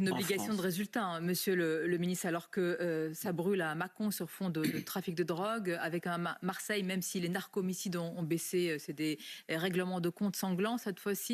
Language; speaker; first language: French; native; French